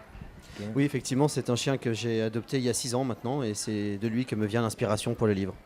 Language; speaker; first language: French; native; French